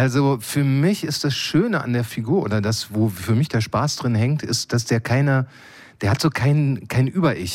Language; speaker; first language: German; native; German